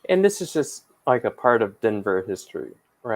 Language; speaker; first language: English; native; English